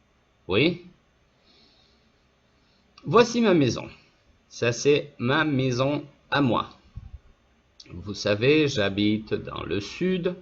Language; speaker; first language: French; non-native, fluent; Spanish